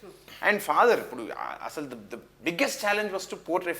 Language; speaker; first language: Telugu; native; Telugu